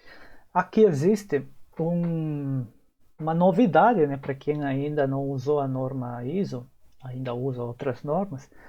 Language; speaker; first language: Portuguese; native; Portuguese